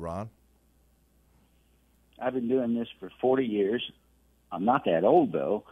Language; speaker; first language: English; native; English